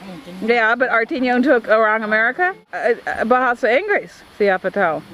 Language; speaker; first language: Indonesian; non-native, learner; English